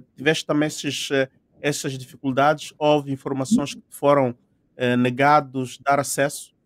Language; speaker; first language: Portuguese; native; Portuguese